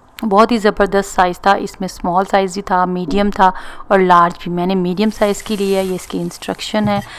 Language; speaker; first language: Urdu; non-native, local second language; Punjabi